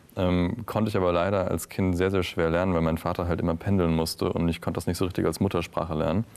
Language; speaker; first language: German; native; German